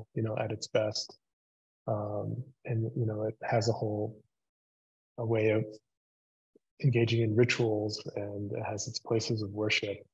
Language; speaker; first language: English; native; English